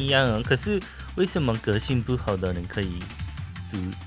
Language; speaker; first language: Chinese; non-native, learner; Japanese